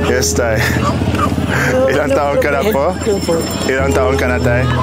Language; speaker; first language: Filipino; non-native, learner; Arabic